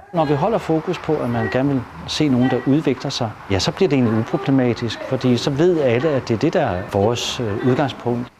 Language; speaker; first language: Danish; native; Danish